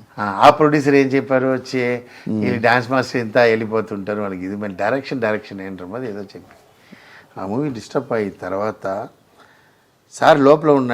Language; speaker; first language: Telugu; non-native, local second language; Tamil